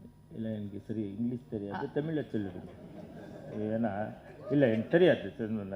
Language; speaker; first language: Tamil; non-native, learner; Kannada